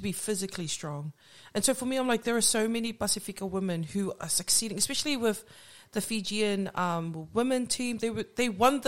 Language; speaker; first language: English; native; English